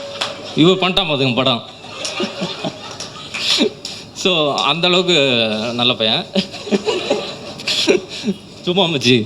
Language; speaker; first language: Tamil; native; Tamil